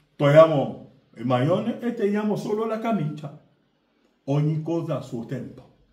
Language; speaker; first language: Italian; non-native, fluent; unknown